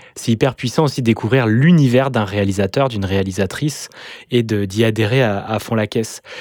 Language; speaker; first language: French; native; French